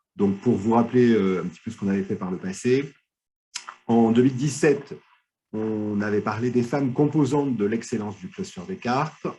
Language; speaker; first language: French; native; French